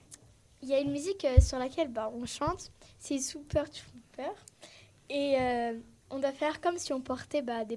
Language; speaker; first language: French; native; French